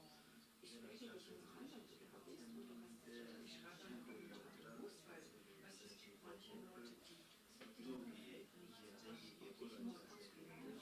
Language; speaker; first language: German; non-native, learner; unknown